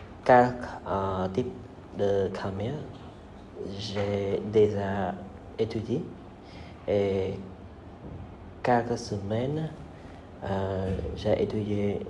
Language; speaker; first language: French; non-native, learner; Khmer